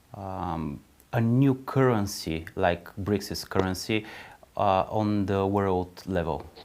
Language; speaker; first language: English; non-native, fluent; Bulgarian